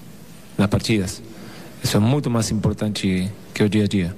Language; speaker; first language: Portuguese; non-native, fluent; Spanish